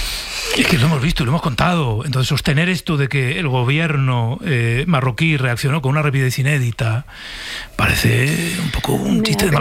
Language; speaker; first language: Spanish; native; Spanish